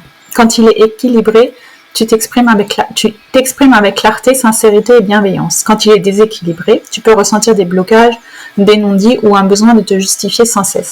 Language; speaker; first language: French; native; French